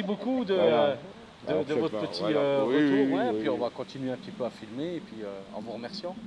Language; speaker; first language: French; native; French